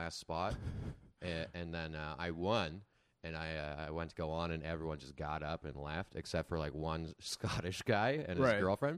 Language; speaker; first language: English; native; English